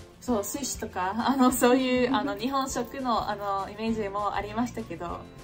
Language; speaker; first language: Japanese; non-native, fluent; English